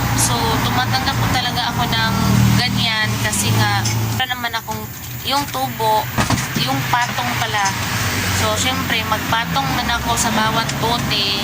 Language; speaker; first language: Filipino; non-native, local second language; Cebuano